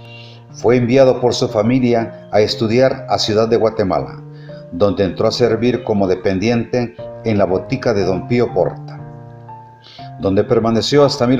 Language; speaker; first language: Spanish; native; Spanish